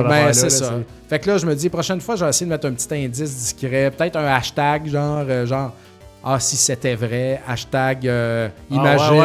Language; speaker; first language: French; native; French